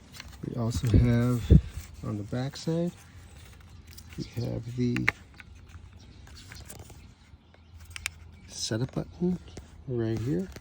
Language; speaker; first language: English; native; English